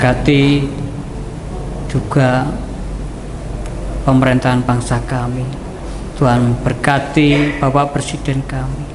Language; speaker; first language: Indonesian; native; Indonesian